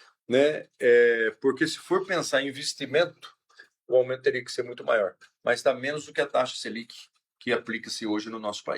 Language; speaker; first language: Portuguese; native; Portuguese